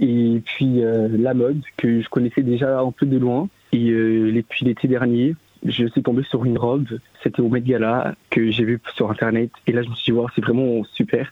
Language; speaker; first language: French; native; French